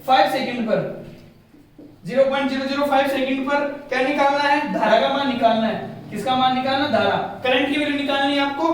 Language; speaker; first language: Hindi; native; Hindi